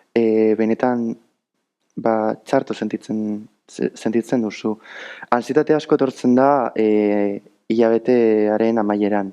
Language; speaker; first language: Basque; native; Basque